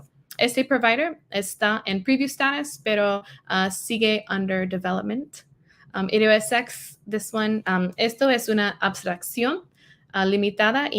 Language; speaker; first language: Spanish; non-native, learner; English